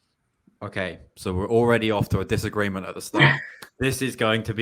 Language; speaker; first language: English; native; English